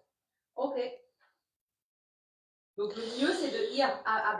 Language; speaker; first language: French; native; French